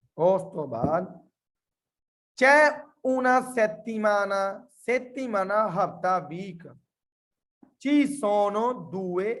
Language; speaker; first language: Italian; non-native, fluent; Punjabi